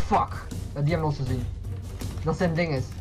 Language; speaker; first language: Dutch; native; Dutch